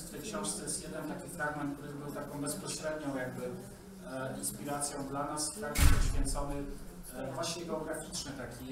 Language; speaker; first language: Polish; native; Polish